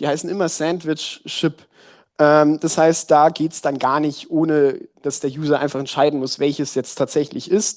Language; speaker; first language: German; native; German